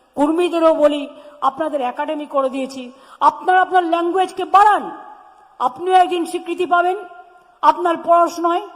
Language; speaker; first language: Bangla; native; Bangla